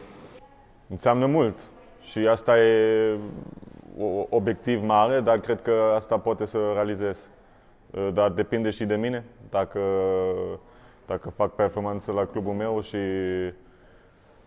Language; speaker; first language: Romanian; early bilingual, heritage; German